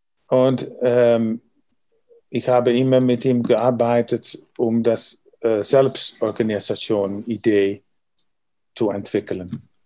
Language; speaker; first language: German; non-native, learner; Dutch